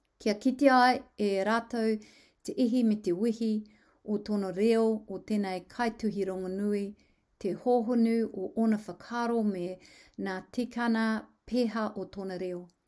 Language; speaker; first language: Māori; non-native, local second language; English